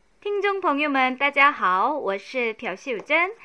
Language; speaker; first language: Chinese; non-native, fluent; Korean